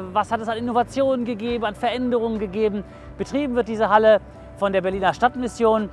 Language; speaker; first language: German; native; German